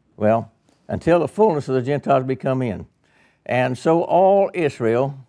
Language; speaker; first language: English; native; English